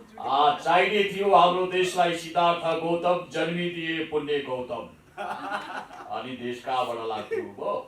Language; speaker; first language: Nepali; non-native, local second language; Eastern Tamang